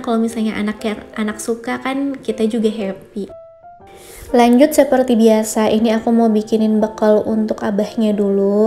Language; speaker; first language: Indonesian; native; Indonesian